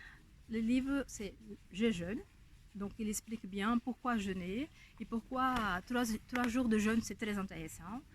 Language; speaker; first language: French; non-native, fluent; Portuguese